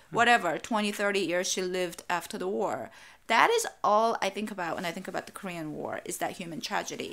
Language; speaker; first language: English; non-native, fluent; Korean